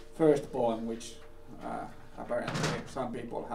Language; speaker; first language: English; non-native, fluent; Finnish